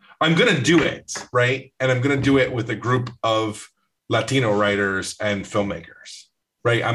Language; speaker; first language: English; native; English